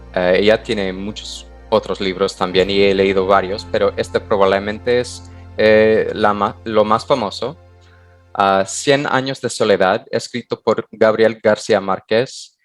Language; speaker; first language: Spanish; non-native, fluent; English